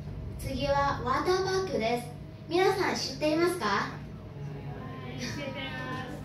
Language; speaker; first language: Japanese; non-native, learner; Thai